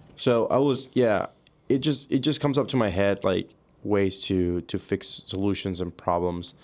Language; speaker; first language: English; early bilingual, other home language; Spanish